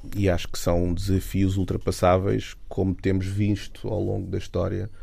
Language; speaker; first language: Portuguese; native; Portuguese